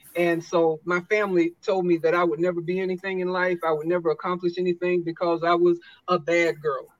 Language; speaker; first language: English; native; English